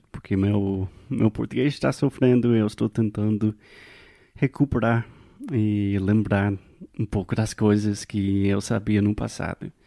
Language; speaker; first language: Portuguese; non-native, fluent; English